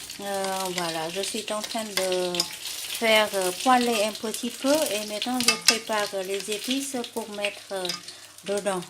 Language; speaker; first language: French; non-native, fluent; Vietnamese